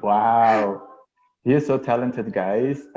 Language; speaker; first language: English; non-native, local second language; Indonesian